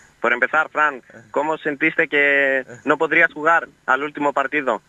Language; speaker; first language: Spanish; non-native, learner; Greek